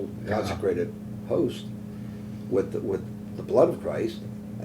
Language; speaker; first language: English; native; English